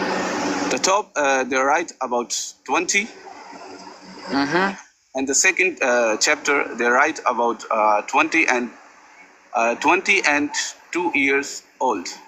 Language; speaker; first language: English; non-native, learner; Amharic